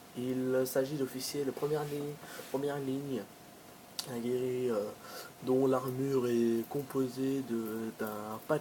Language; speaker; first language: French; native; French